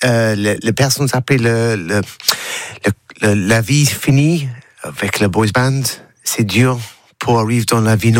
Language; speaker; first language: French; non-native, learner; English